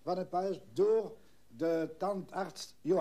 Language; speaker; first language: Dutch; non-native, local second language; French